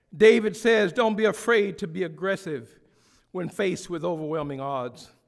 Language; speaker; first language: English; native; English